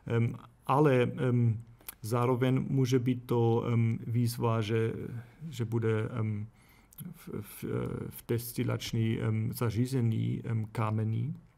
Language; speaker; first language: Czech; non-native, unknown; German